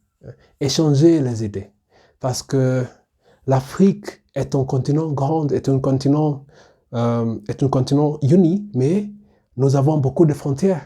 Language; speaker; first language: French; non-native, learner; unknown